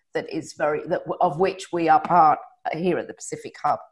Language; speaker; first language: English; native; English